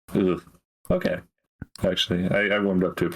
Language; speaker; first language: English; native; English